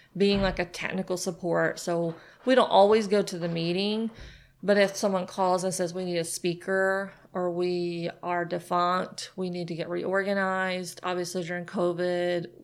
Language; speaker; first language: English; native; English